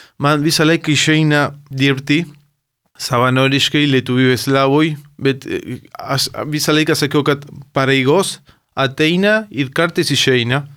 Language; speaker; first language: Lithuanian; early bilingual, heritage; Lithuanian